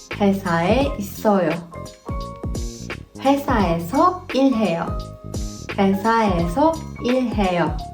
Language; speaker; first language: Korean; non-native, fluent; Turkish